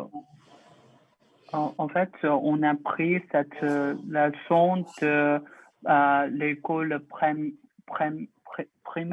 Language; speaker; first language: French; non-native, learner; Chinese